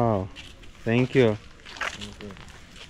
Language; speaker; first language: English; non-native, learner; Russian